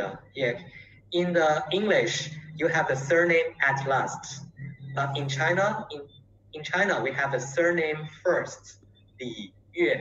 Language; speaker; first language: English; non-native, learner; Chinese